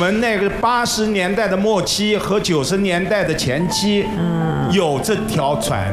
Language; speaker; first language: Chinese; native; Chinese